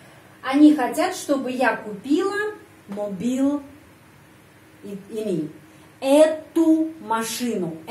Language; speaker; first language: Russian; early bilingual, heritage; Russian